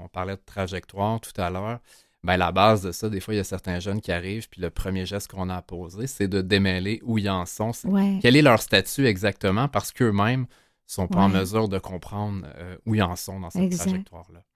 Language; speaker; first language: French; native; French